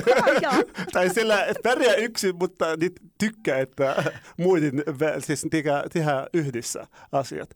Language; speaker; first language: Finnish; non-native, fluent; Arabic